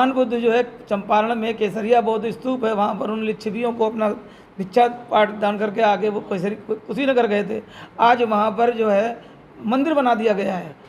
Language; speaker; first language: Hindi; native; Hindi